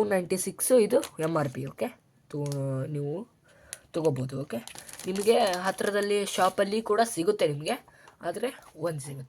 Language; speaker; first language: Kannada; native; Kannada